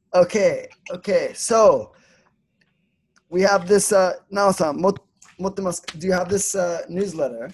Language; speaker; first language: English; non-native, fluent; Swedish